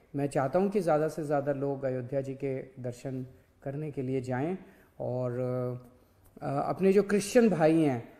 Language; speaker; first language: Hindi; native; Hindi